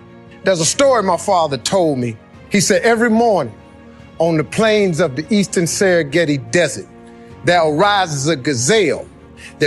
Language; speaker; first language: English; native; English